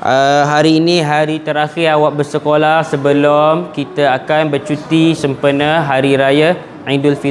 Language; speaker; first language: Malay; native; Malay